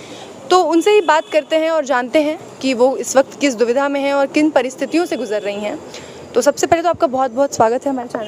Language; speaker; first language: Hindi; native; Hindi